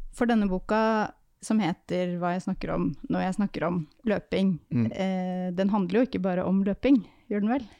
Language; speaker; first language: Norwegian; native; Norwegian